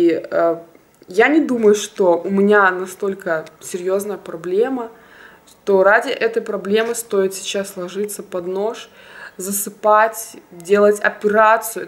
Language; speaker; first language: Russian; native; Russian